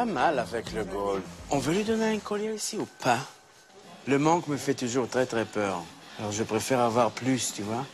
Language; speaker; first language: French; non-native, fluent; Hebrew